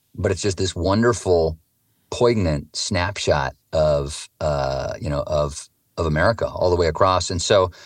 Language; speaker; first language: English; native; English